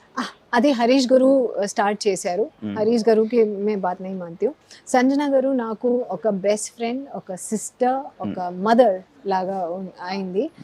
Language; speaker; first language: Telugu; non-native, learner; Hindi